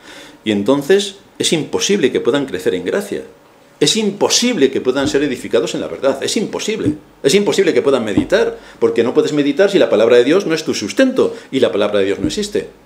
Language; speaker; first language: Spanish; native; Spanish